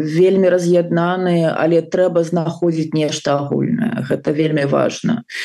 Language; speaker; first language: Belarusian; non-native, local second language; Russian